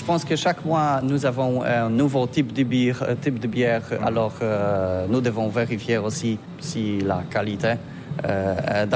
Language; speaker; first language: French; non-native, learner; Polish